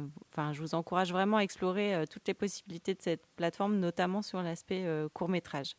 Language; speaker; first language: French; native; French